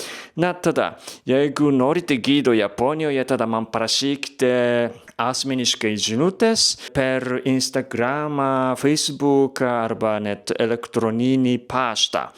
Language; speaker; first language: Lithuanian; non-native, fluent; Japanese